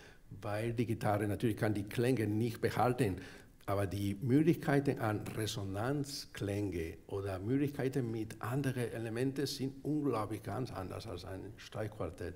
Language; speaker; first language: German; non-native, fluent; Spanish